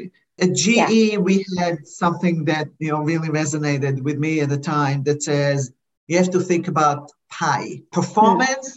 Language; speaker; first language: English; non-native, fluent; Hebrew